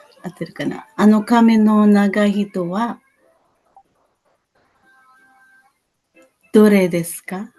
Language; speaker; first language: Japanese; non-native, learner; Filipino